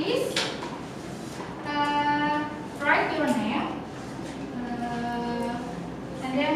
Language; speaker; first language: English; non-native, local second language; Indonesian